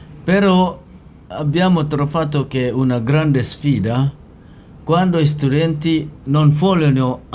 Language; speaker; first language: Italian; non-native, learner; Indonesian